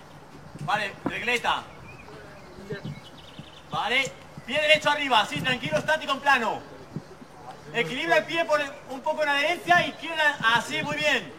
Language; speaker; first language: Spanish; native; Spanish